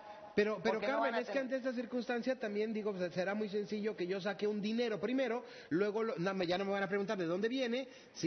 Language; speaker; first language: Spanish; native; Spanish